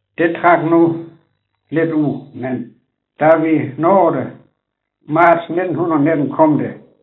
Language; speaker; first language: Danish; native; Danish